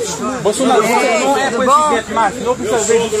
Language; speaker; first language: Portuguese; non-native, learner; Haitian Creole